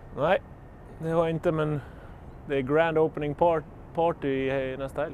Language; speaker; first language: Swedish; native; Swedish